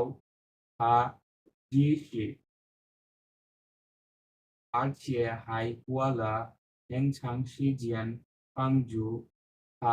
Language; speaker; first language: Chinese; non-native, learner; Bangla